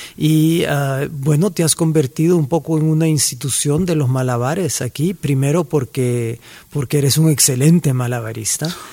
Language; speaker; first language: Spanish; native; Spanish